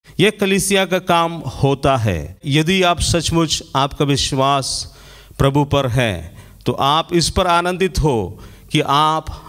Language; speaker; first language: Hindi; non-native, local second language; Malayalam